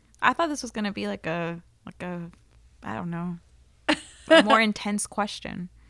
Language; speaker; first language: English; early bilingual, other home language; Spanish